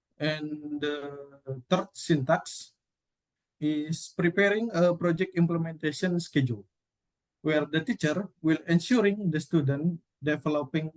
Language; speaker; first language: English; non-native, learner; Indonesian